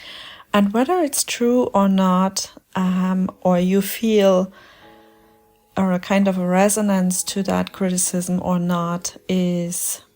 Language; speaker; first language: English; non-native, fluent; German